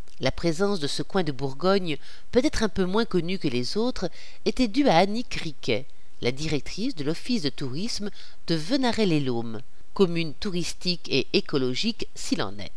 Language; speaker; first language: French; native; French